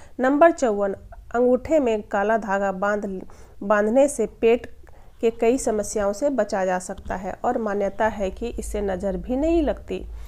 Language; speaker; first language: Hindi; native; Hindi